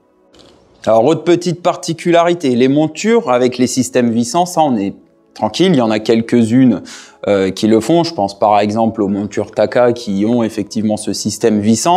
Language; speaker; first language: French; native; French